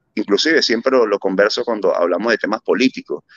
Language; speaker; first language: Spanish; early bilingual, other home language; German